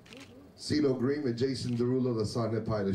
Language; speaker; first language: Turkish; native; Turkish